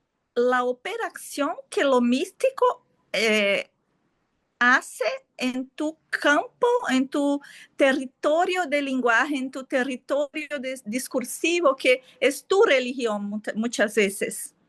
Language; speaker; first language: Spanish; non-native, fluent; Portuguese